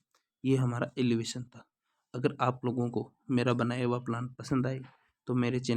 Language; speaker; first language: Hindi; native; Hindi